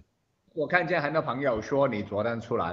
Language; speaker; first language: Chinese; non-native, local second language; Cantonese